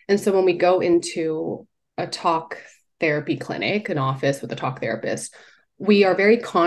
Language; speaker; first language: English; non-native, local second language; Cantonese